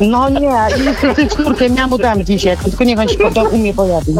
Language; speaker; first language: Polish; native; Polish